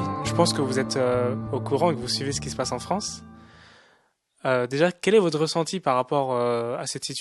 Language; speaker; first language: French; native; French